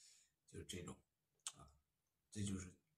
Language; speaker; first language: Chinese; native; Chinese